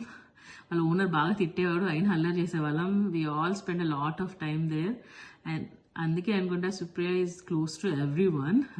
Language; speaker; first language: Telugu; native; Telugu